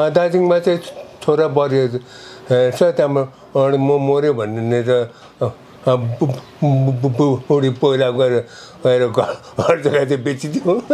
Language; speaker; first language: Nepali; native; Nepali